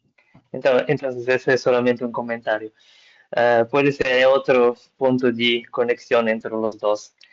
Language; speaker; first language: Spanish; non-native, fluent; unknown